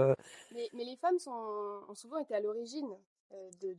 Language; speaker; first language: French; native; French